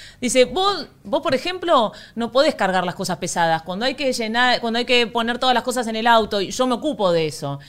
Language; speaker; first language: Spanish; native; Spanish